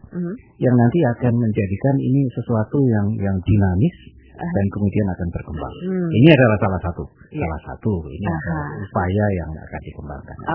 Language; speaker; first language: Indonesian; native; Indonesian